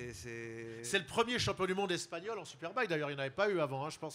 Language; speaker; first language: French; native; French